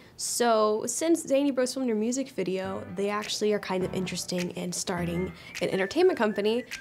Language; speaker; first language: English; native; English